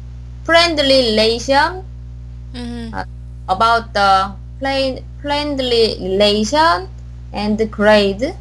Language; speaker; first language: English; non-native, learner; Korean